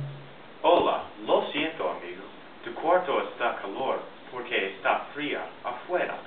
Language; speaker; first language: Spanish; non-native, learner; English